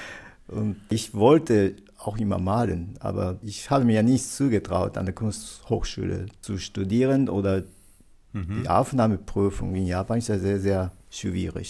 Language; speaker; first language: German; non-native, fluent; Japanese